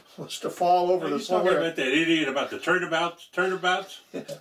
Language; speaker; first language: English; native; English